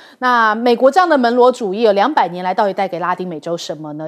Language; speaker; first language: Chinese; native; Chinese